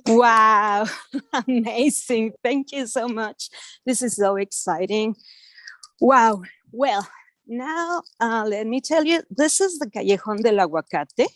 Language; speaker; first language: English; non-native, fluent; Spanish